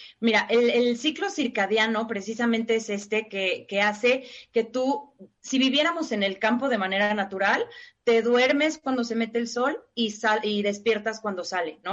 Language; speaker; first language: Spanish; native; Spanish